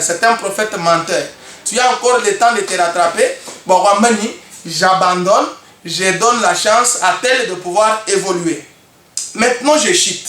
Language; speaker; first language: French; non-native, local second language; Luba-Lulua